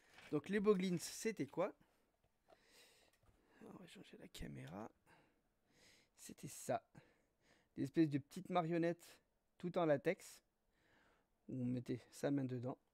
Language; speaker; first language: French; native; French